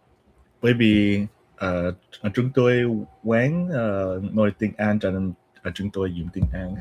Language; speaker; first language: Vietnamese; non-native, learner; English